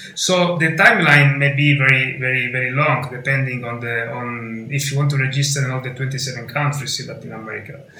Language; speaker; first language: English; non-native, fluent; Italian